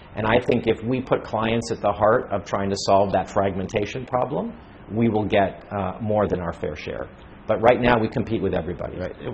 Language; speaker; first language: English; native; English